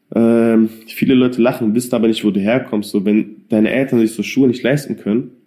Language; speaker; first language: German; native; German